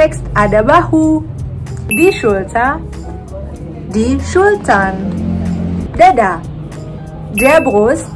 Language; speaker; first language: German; early bilingual, other home language; Indonesian